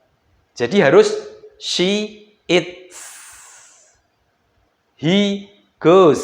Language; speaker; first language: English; non-native, fluent; Indonesian